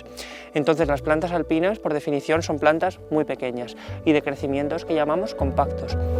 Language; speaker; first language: Spanish; native; Spanish